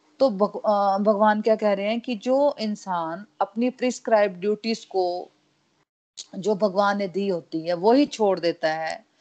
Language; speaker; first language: Hindi; non-native, local second language; Punjabi